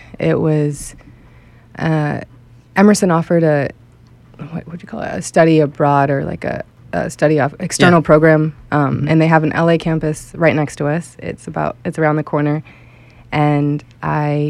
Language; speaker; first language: English; native; English